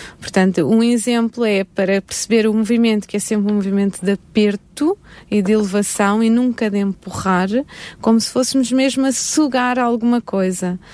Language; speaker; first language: Portuguese; native; Portuguese